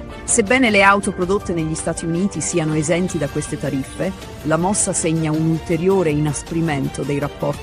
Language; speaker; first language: Italian; native; Italian